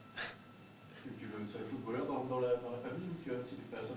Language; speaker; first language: French; native; French